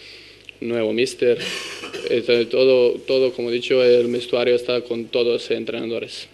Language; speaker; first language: Spanish; non-native, learner; Serbian